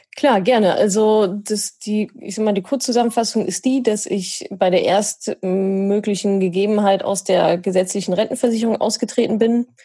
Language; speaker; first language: German; native; German